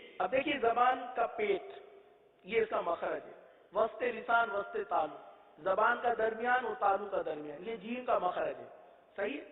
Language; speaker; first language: Urdu; native; Urdu